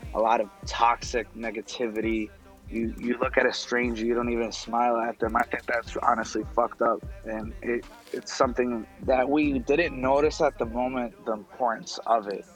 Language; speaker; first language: English; non-native, fluent; Spanish